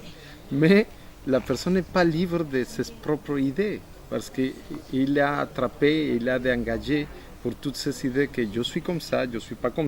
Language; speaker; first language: French; non-native, fluent; Spanish